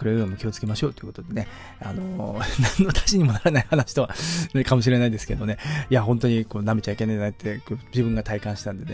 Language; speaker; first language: Japanese; native; Japanese